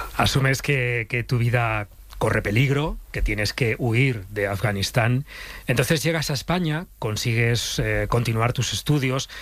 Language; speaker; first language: Spanish; native; Spanish